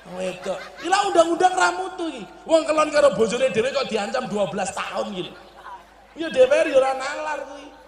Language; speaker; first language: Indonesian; non-native, local second language; Javanese